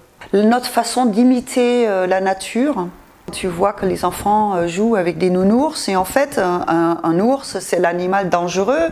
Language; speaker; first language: French; non-native, fluent; Dutch